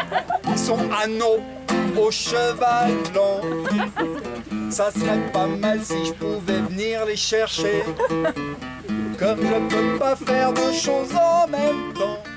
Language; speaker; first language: French; native; French